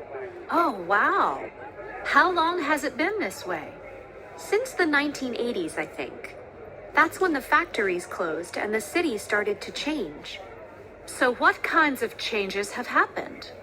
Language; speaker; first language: English; non-native, fluent; Vietnamese